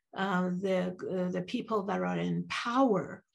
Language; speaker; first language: English; early bilingual, other home language; Persian